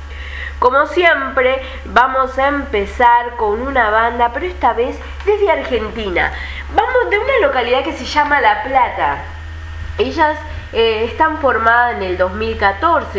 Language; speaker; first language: Spanish; native; Spanish